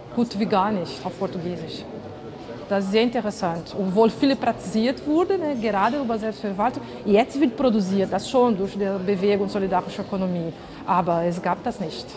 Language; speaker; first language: German; non-native, fluent; Portuguese